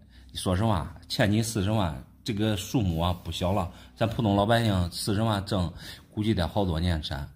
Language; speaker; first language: Chinese; native; Chinese